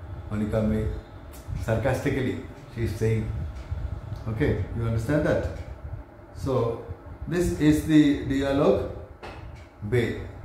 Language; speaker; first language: English; non-native, local second language; Malayalam